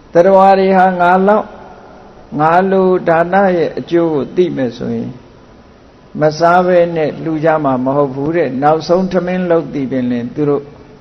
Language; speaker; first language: Burmese; native; Burmese